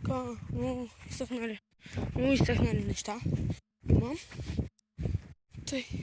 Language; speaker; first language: Bulgarian; native; Bulgarian